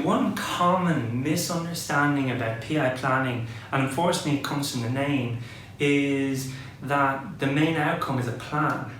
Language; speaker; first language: English; native; English